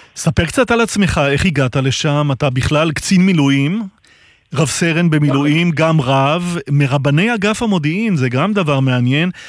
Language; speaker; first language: Hebrew; native; Hebrew